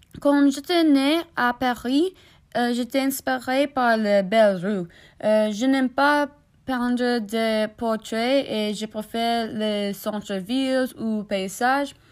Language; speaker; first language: French; non-native, learner; English